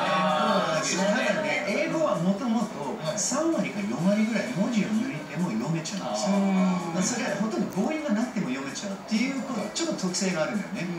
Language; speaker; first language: Japanese; non-native, fluent; English